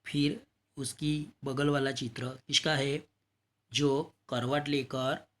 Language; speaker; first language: Hindi; non-native, local second language; Gujarati